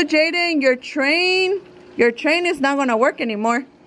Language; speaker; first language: English; early bilingual, other home language; Spanish